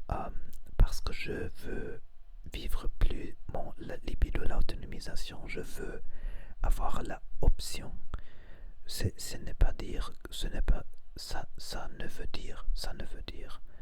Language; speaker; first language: French; non-native, learner; Spanish